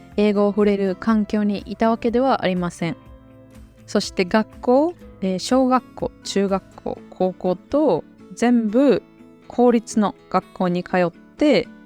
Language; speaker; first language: Japanese; native; Japanese